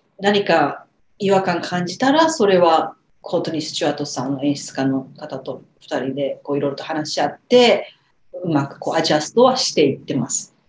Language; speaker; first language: Japanese; native; Japanese